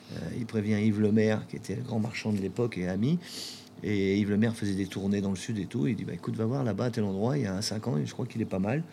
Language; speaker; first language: French; native; French